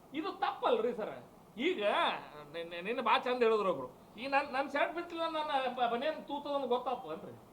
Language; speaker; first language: Kannada; native; Kannada